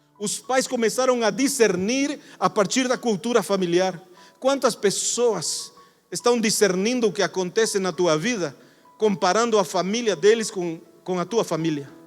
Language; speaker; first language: Portuguese; non-native, fluent; Spanish